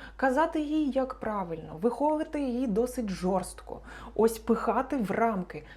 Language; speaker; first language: Ukrainian; non-native, local second language; Russian